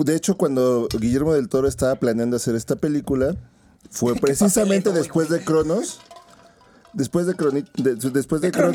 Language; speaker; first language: Spanish; native; Spanish